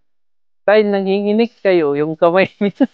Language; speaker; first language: Filipino; non-native, learner; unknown